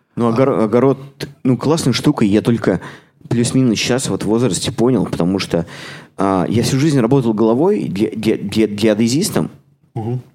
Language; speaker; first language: Russian; native; Russian